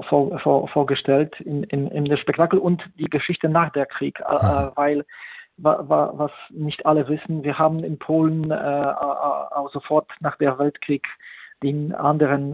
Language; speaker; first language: German; non-native, fluent; Polish